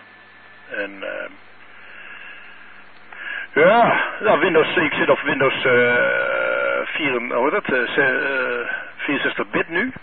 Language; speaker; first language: Dutch; native; Dutch